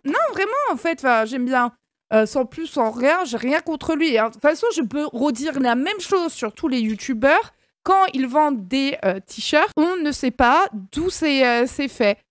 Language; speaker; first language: French; native; French